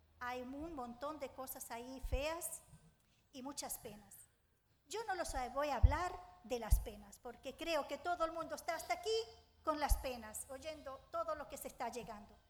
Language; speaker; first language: Spanish; non-native, fluent; Arabic